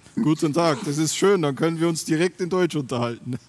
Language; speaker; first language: German; native; German